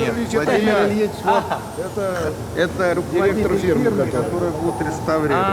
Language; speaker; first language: Russian; native; Russian